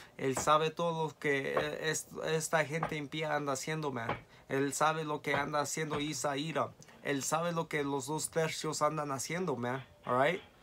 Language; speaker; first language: Spanish; early bilingual, heritage; Spanish